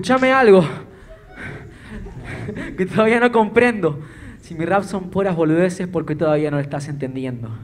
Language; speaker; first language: Spanish; native; Spanish